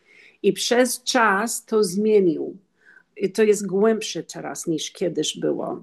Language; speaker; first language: Polish; non-native, learner; English